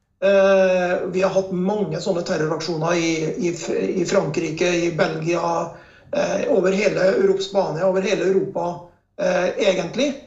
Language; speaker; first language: Norwegian; native; Norwegian